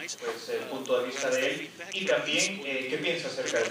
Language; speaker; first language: Spanish; native; Spanish